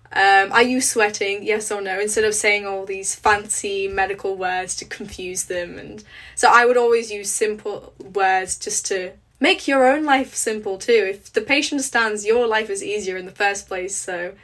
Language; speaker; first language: English; early bilingual, other home language; Polish